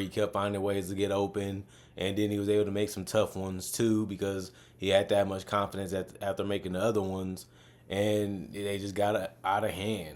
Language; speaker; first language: English; native; English